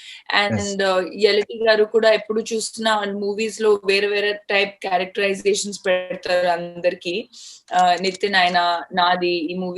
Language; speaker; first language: Telugu; non-native, fluent; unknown